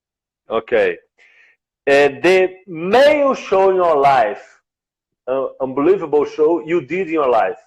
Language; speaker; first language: English; non-native, learner; Portuguese